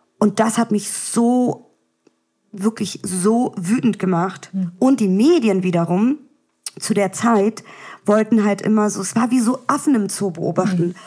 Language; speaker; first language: German; early bilingual, other home language; Russian